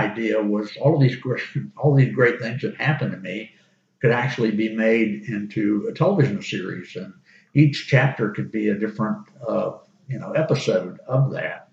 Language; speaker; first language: English; native; English